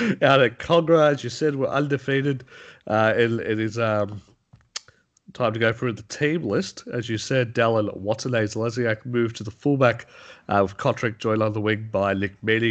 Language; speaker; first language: English; native; English